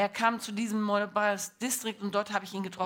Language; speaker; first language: German; non-native, learner; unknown